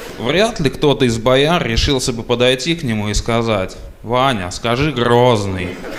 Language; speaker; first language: Russian; native; Russian